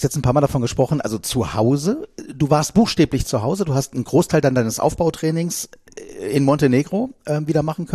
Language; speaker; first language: German; native; German